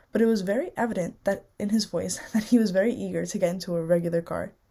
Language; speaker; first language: English; native; English